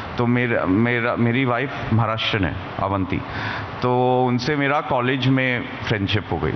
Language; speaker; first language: Hindi; native; Hindi